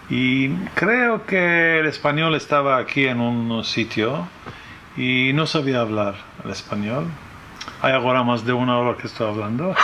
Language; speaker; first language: Spanish; early bilingual, heritage; French